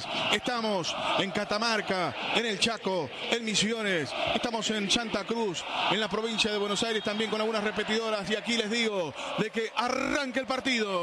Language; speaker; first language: Spanish; native; Spanish